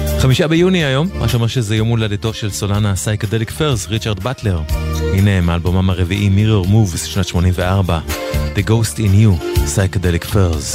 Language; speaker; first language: Hebrew; native; Hebrew